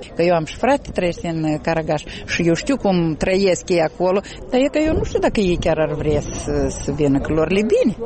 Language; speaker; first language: Romanian; native; Romanian